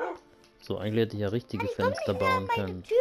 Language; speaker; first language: German; native; German